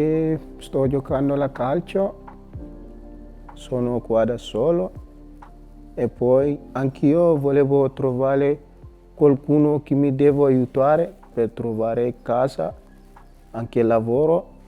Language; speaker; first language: Italian; non-native, learner; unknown